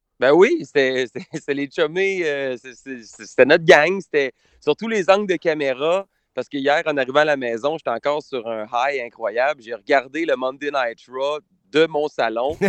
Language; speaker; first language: French; native; French